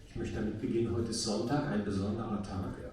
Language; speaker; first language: German; native; German